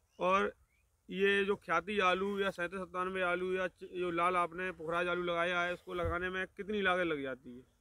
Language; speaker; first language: Hindi; native; Hindi